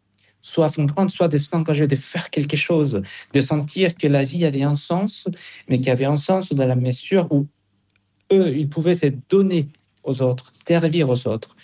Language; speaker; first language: French; non-native, fluent; Spanish